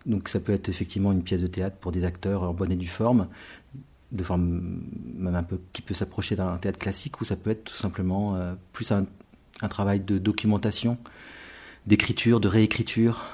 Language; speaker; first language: French; native; French